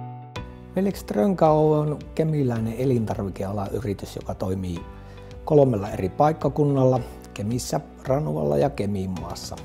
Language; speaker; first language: Finnish; native; Finnish